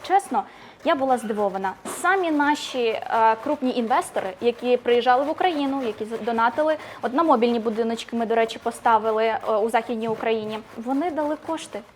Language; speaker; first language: Ukrainian; native; Ukrainian